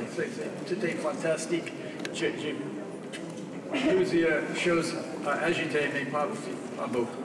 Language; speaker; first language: French; non-native, fluent; English